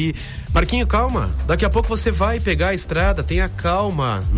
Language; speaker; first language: Portuguese; native; Portuguese